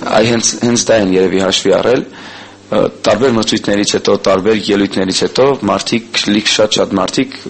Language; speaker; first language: Armenian; early bilingual, heritage; Armenian